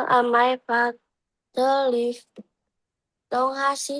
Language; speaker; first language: English; non-native, learner; Vietnamese